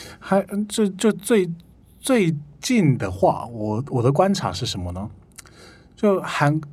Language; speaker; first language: Chinese; non-native, fluent; Korean